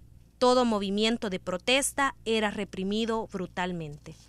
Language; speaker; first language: Spanish; native; Spanish